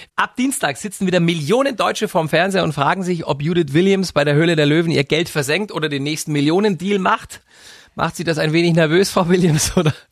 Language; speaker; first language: German; native; German